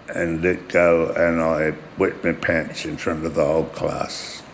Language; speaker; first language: English; early bilingual, other home language; German